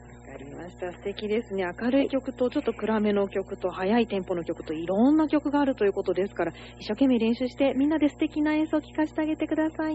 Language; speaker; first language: Japanese; native; Japanese